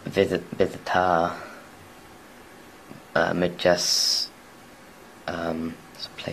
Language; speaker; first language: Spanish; non-native, learner; English